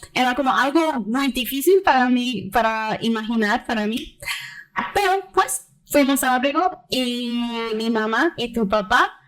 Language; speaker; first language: Spanish; early bilingual, heritage; Spanish